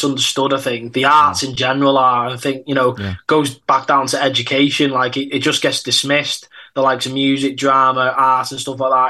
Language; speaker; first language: English; native; English